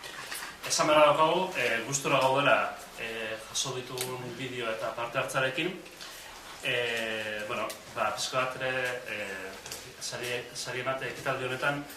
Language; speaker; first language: Basque; native; Basque